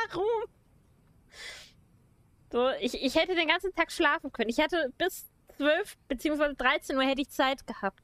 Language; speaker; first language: German; native; German